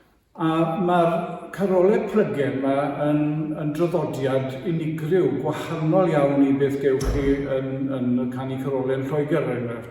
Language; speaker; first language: Welsh; native; Welsh